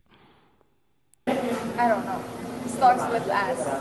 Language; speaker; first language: English; non-native, fluent; Turkish